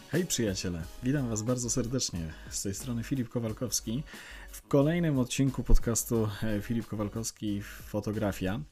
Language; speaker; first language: Polish; native; Polish